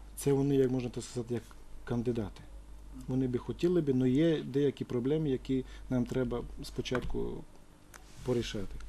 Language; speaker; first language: Ukrainian; non-native, local second language; Romany